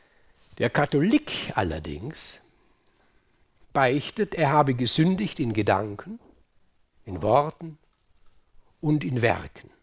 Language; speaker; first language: German; native; German